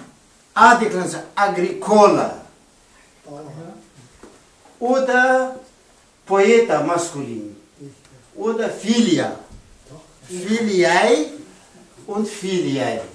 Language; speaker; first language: German; non-native, learner; Pashto